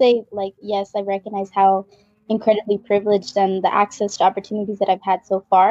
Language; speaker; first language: English; native; English